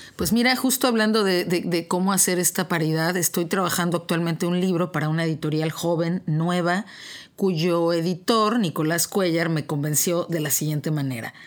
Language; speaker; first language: Spanish; native; Spanish